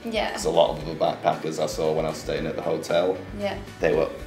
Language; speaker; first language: English; native; English